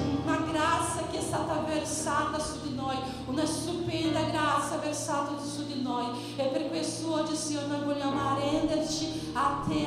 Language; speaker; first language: Italian; non-native, fluent; Portuguese